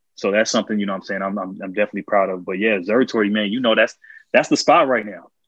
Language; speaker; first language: English; native; English